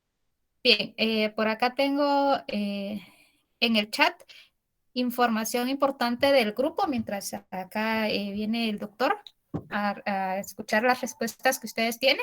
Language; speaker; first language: Spanish; native; Spanish